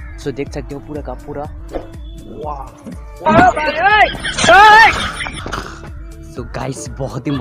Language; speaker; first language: Hindi; non-native, local second language; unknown